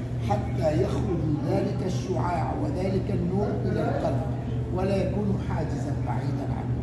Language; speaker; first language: Arabic; native; Arabic